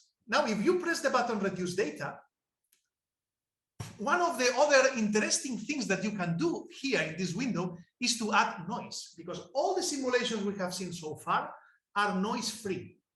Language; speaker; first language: English; non-native, fluent; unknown